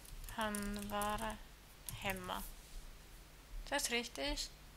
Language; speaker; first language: Swedish; non-native, learner; German